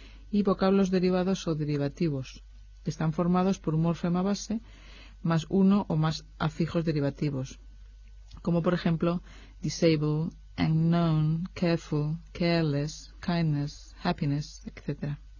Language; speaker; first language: Spanish; native; Spanish